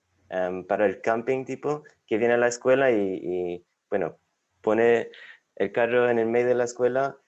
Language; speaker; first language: Spanish; non-native, fluent; English